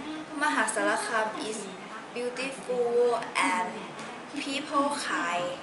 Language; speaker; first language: English; non-native, learner; Thai